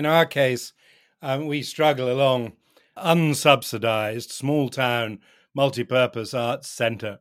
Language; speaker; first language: English; native; English